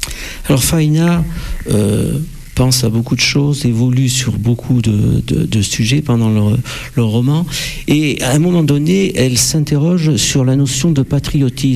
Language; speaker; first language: French; native; French